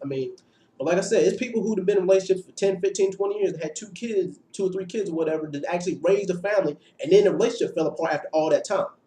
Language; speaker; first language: English; native; English